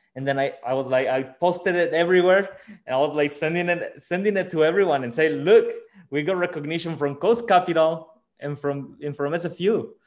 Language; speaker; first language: English; non-native, fluent; Spanish